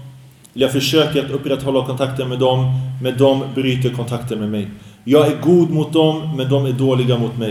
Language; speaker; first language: Swedish; early bilingual, other home language; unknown